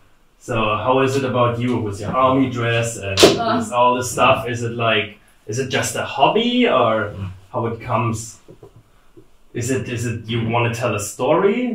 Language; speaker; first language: English; non-native, fluent; German